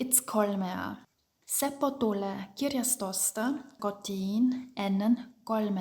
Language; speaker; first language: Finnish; non-native, fluent; German